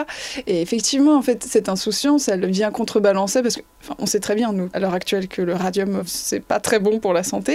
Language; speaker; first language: French; native; French